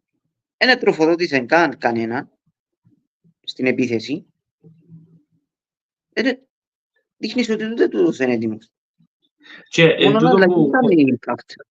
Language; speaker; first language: Greek; early bilingual, heritage; Greek